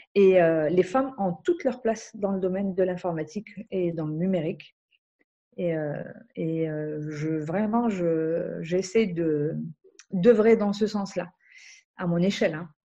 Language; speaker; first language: French; non-native, local second language; Arabic